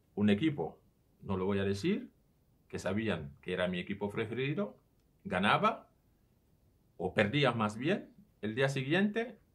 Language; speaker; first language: Spanish; non-native, fluent; Serer